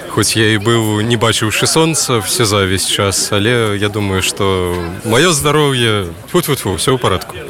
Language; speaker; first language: Belarusian; non-native, local second language; Russian